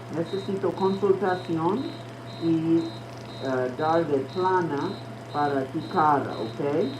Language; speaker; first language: Spanish; non-native, learner; English